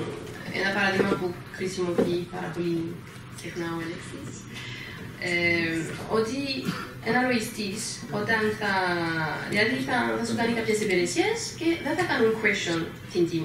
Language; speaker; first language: Greek; non-native, fluent; French